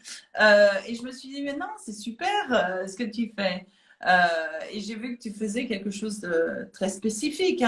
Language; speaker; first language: French; native; French